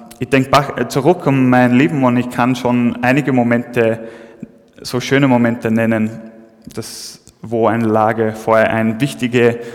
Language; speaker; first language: German; non-native, fluent; English